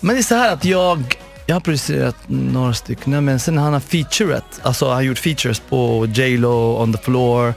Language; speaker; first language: Swedish; non-native, fluent; Arabic